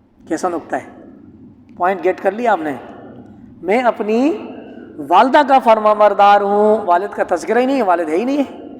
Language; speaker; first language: Urdu; non-native, local second language; Punjabi